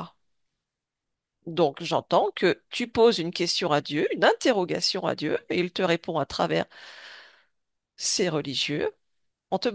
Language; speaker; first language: French; native; French